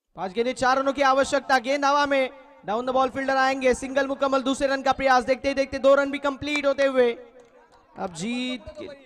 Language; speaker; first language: Hindi; non-native, local second language; Marathi